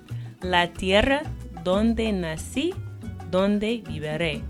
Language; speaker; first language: Spanish; non-native, fluent; English